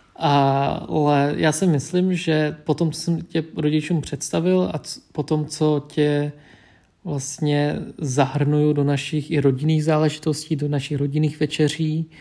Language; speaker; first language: Czech; early bilingual, other home language; Vietnamese